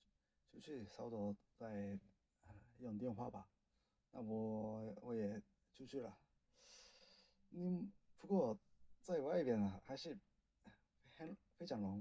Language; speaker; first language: Chinese; non-native, learner; Japanese